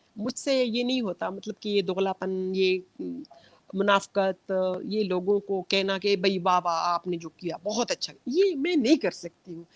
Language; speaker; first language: Urdu; non-native, local second language; Pashto